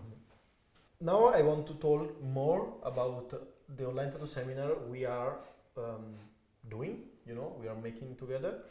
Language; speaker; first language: English; non-native, fluent; Italian